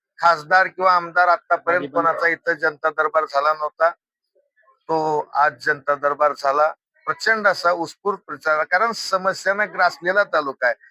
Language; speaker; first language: Marathi; native; Marathi